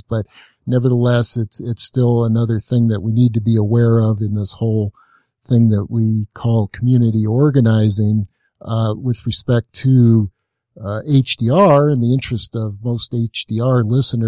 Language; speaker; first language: English; native; English